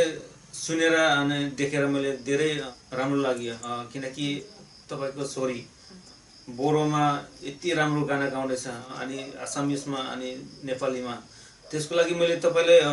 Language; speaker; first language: Nepali; non-native, local second language; Bodo